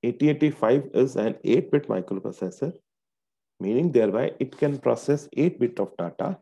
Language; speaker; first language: English; non-native, local second language; Punjabi